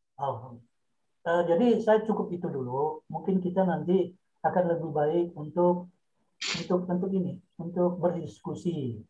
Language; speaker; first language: Indonesian; non-native, local second language; Minangkabau